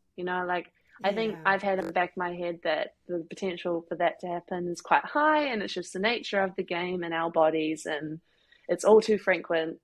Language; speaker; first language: English; native; English